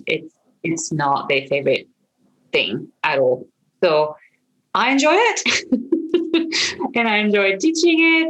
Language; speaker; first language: English; non-native, fluent; French